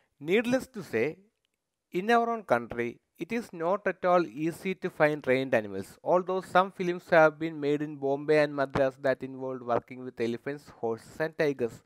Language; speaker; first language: English; non-native, local second language; Malayalam